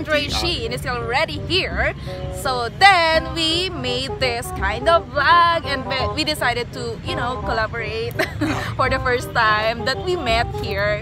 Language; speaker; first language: English; non-native, local second language; Filipino